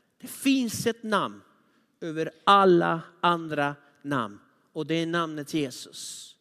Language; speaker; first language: Swedish; non-native, fluent; Spanish